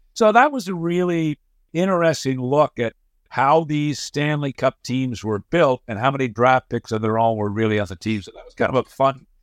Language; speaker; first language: English; native; English